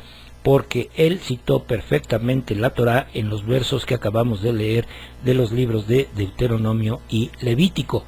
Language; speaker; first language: Spanish; native; Spanish